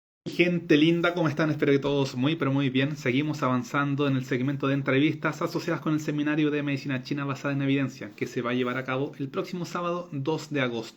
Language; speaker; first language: Spanish; native; Spanish